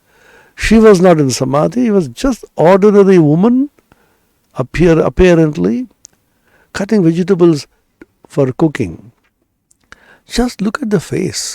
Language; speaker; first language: English; non-native, local second language; Bangla